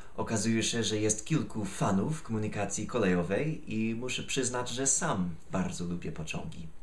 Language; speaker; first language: Polish; non-native, fluent; English